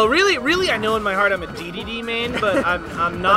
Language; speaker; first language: English; native; English